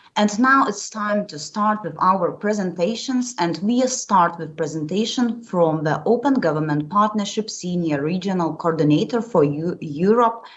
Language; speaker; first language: English; non-native, fluent; Lithuanian